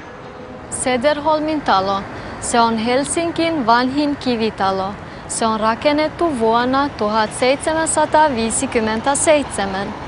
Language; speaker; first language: Finnish; non-native, fluent; Albanian